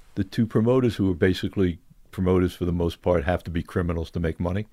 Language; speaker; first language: English; native; English